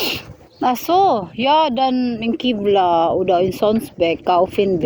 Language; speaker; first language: German; non-native, learner; Cebuano